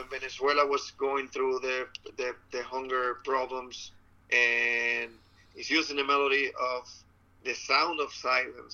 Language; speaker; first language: English; non-native, fluent; Spanish